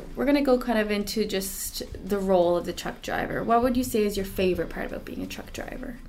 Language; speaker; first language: English; non-native, fluent; Romanian